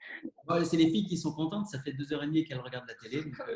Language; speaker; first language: French; native; French